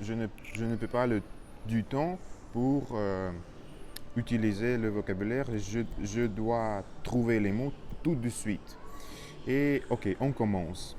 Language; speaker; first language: French; non-native, learner; Russian